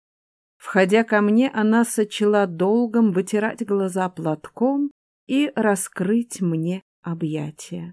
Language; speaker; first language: Russian; native; Russian